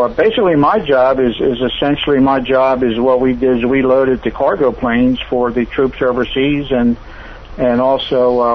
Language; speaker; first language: English; native; English